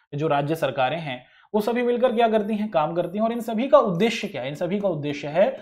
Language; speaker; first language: Hindi; native; Hindi